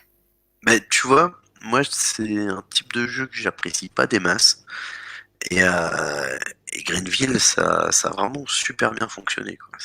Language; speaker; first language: French; native; French